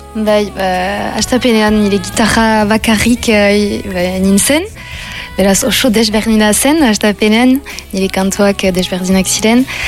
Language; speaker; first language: Basque; non-native, local second language; French